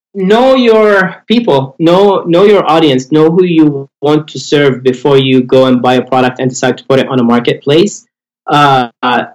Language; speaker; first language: English; non-native, fluent; Arabic